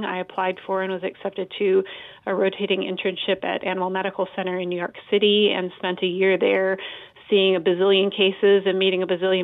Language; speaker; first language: English; native; English